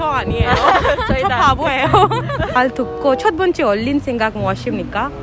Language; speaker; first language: Korean; non-native, learner; Hindi